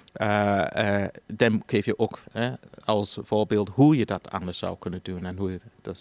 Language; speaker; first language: Dutch; non-native, fluent; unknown